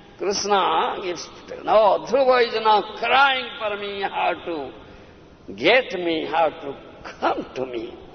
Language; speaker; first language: English; non-native, local second language; Odia